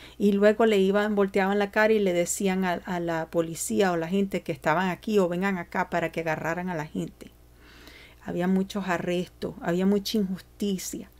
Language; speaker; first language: Spanish; early bilingual, heritage; Spanish